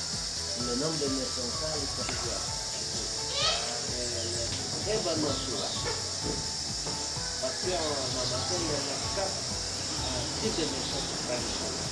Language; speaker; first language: French; non-native, learner; Indonesian